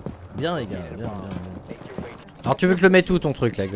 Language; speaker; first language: French; native; French